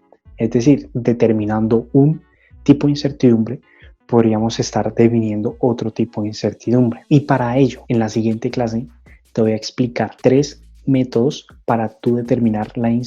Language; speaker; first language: Spanish; native; Spanish